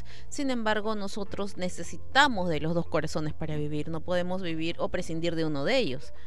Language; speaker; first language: Spanish; native; Spanish